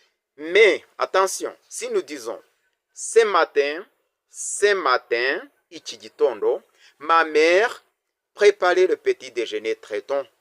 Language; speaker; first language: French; non-native, local second language; Kinyarwanda